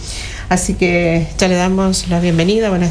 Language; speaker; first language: Spanish; native; Spanish